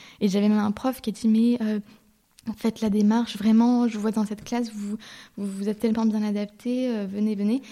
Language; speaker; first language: French; early bilingual, heritage; French